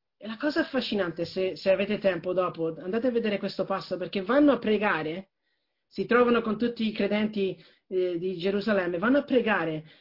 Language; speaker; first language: Italian; non-native, fluent; English